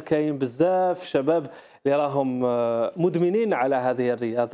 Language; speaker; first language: Arabic; native; Arabic